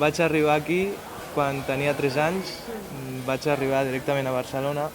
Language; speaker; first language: Catalan; early bilingual, other home language; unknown